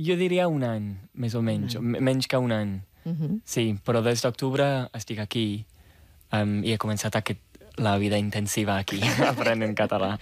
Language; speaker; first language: Catalan; non-native, fluent; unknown